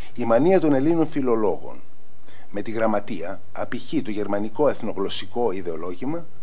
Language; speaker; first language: Greek; native; Greek